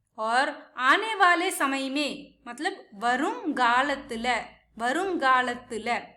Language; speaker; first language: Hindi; non-native, local second language; Tamil